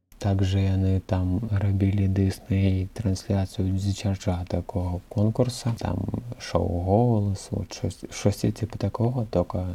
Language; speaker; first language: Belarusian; non-native, local second language; Russian